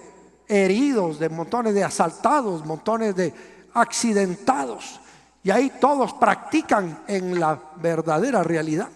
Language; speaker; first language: Spanish; native; Spanish